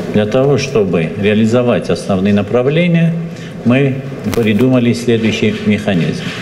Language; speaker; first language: Russian; non-native, local second language; Armenian